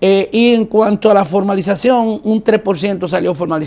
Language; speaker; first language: Spanish; native; Spanish